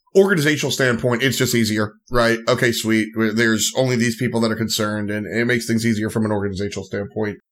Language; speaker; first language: English; native; English